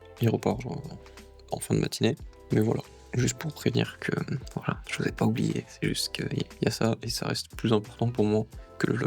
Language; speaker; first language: French; native; French